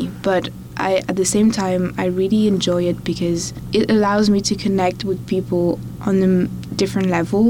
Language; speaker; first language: English; non-native, fluent; French